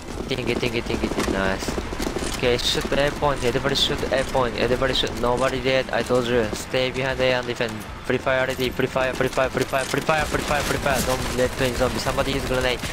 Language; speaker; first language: English; non-native, learner; Japanese